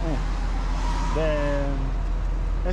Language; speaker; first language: Portuguese; non-native, learner; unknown